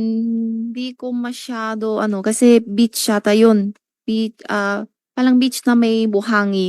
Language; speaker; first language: Filipino; non-native, local second language; Chinese